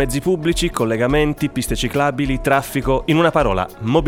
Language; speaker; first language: Italian; native; Italian